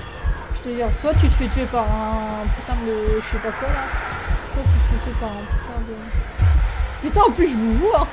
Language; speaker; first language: French; native; French